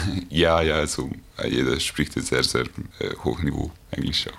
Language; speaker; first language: German; non-native, fluent; Hungarian